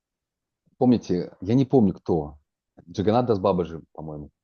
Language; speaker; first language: Russian; native; Russian